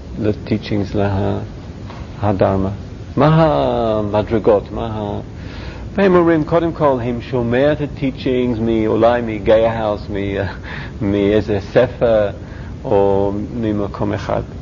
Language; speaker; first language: Hebrew; non-native, learner; English